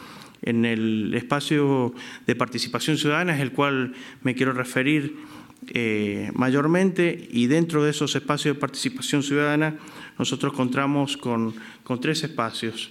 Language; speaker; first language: Spanish; native; Spanish